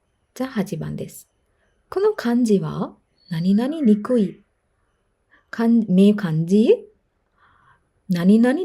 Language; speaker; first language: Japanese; non-native, fluent; Sinhala